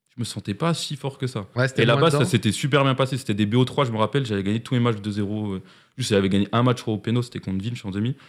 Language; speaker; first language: French; native; French